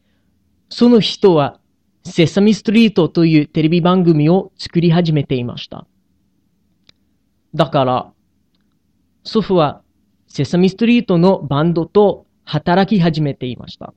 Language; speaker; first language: Japanese; non-native, learner; English